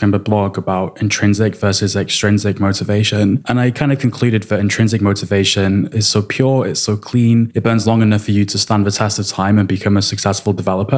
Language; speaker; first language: English; native; English